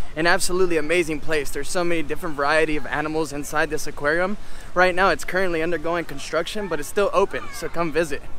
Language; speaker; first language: English; native; English